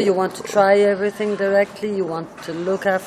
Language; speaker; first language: English; non-native, fluent; Italian